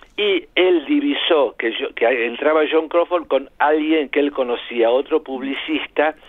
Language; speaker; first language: Spanish; native; Spanish